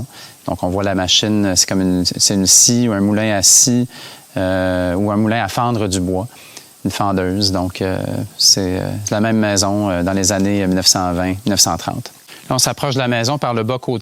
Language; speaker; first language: French; native; French